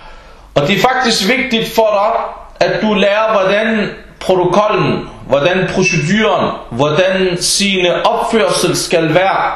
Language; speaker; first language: Danish; non-native, fluent; Arabic